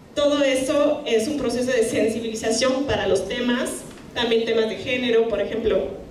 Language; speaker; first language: Spanish; non-native, fluent; German